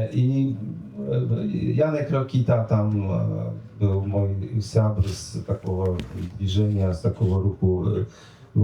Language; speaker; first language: Polish; non-native, learner; Belarusian